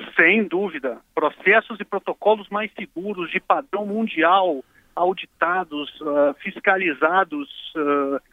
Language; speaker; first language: Portuguese; native; Portuguese